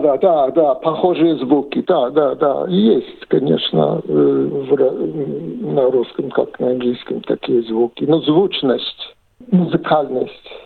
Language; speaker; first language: Russian; non-native, fluent; English